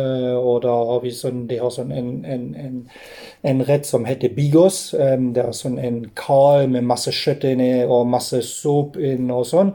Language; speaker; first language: Norwegian; non-native, fluent; German